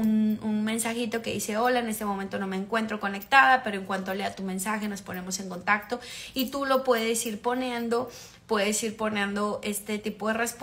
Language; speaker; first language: Spanish; native; Spanish